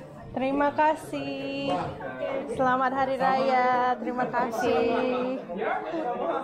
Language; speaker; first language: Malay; non-native, learner; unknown